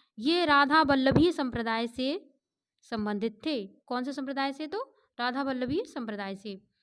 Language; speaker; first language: Hindi; native; Hindi